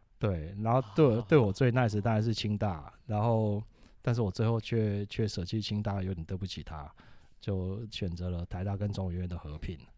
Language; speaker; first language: Chinese; native; Chinese